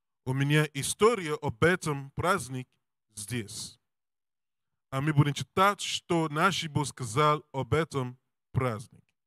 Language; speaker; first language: Russian; non-native, learner; English